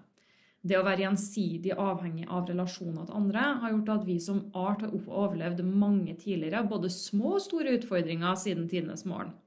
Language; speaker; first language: Norwegian; native; Norwegian